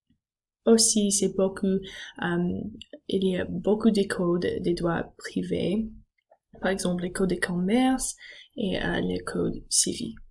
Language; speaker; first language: French; non-native, learner; English